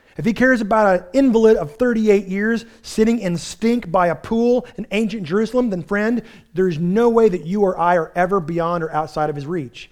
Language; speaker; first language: English; native; English